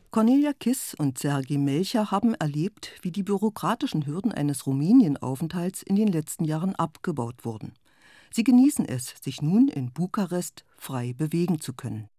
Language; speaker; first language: German; native; German